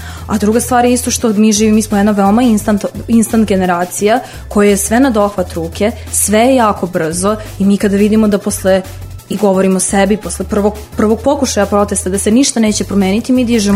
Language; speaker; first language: Serbian; native; Serbian